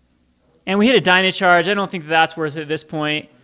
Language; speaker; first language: English; native; English